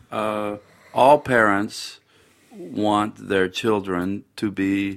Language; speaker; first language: English; native; English